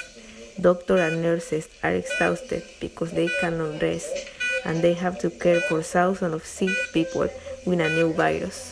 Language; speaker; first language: English; non-native, learner; Spanish